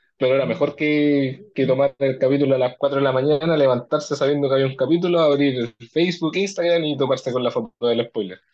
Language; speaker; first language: Spanish; native; Spanish